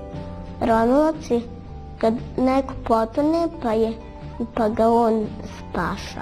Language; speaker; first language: Bosnian; native; Bosnian